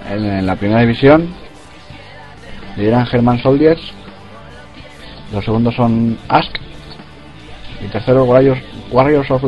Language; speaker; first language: Spanish; native; Spanish